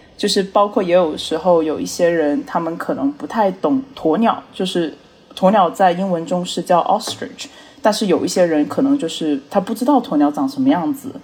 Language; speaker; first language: Chinese; early bilingual, heritage; Chinese